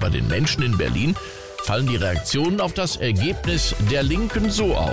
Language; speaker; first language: German; native; German